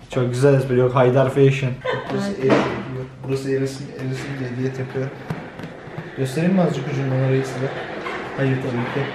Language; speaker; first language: Turkish; native; Turkish